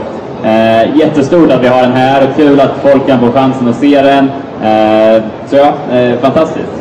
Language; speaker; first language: Swedish; native; Swedish